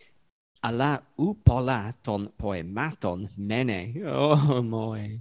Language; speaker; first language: Greek; non-native, learner; English